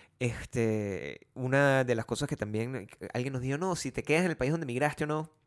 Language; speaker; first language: Spanish; native; Spanish